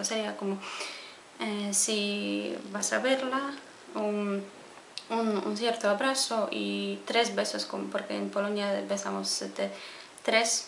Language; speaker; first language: Spanish; non-native, fluent; Polish